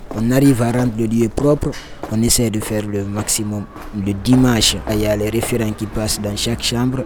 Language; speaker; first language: French; non-native, local second language; Fula